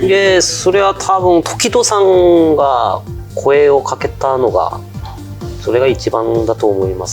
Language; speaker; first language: Japanese; non-native, fluent; Korean